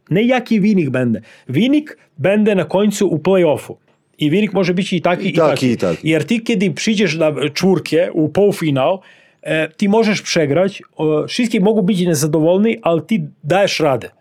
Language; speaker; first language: Polish; non-native, fluent; Serbian